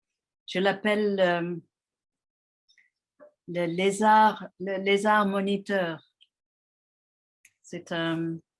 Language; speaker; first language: French; non-native, fluent; English